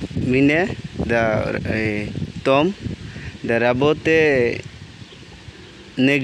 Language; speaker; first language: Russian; non-native, learner; Bangla